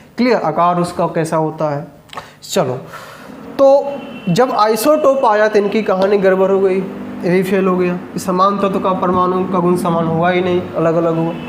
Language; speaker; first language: Hindi; native; Hindi